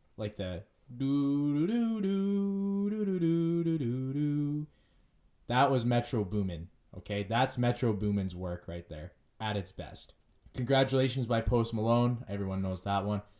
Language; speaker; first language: English; native; English